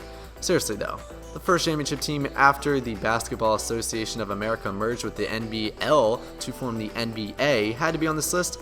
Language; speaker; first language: English; native; English